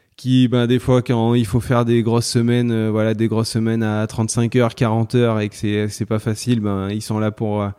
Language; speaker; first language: French; native; French